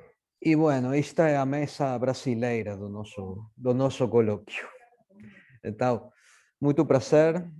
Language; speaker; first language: Portuguese; non-native, fluent; Spanish